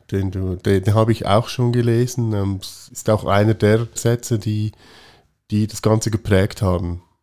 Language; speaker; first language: German; native; German